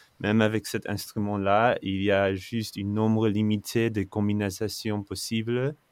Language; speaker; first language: French; non-native, fluent; English